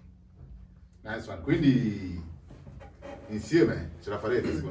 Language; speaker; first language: Italian; native; Italian